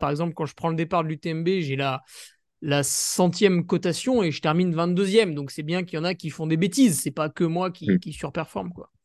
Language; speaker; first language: French; native; French